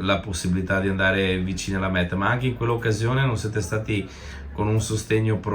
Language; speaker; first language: Italian; native; Italian